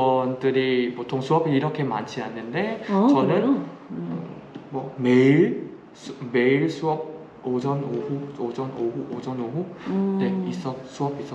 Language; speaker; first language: Korean; non-native, fluent; Vietnamese